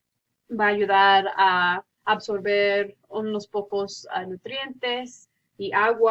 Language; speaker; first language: Spanish; early bilingual, heritage; Spanish